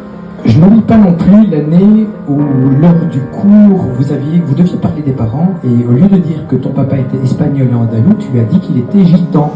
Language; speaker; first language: French; native; French